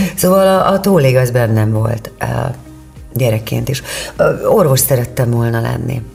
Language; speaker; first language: Hungarian; native; Hungarian